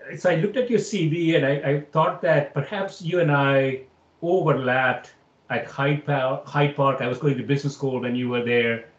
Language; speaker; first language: English; non-native, local second language; Malayalam